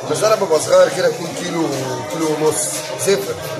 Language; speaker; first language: Arabic; native; Arabic